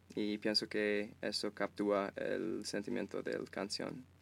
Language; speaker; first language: Spanish; non-native, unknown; English